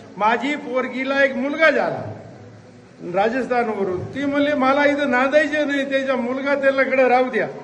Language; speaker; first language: Marathi; non-native, fluent; Hindi